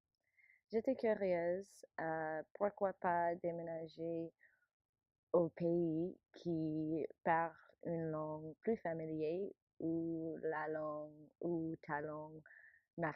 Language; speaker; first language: French; non-native, learner; English